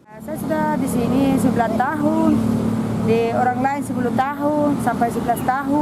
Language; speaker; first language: Indonesian; non-native, learner; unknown